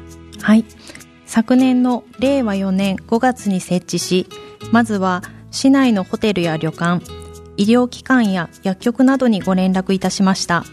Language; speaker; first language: Japanese; native; Japanese